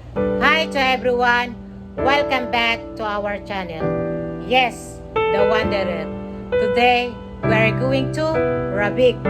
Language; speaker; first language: English; non-native, learner; Filipino